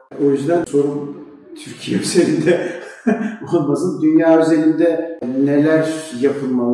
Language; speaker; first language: Turkish; native; Turkish